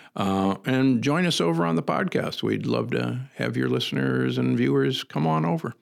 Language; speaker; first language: English; native; English